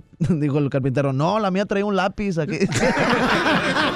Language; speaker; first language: Spanish; native; Spanish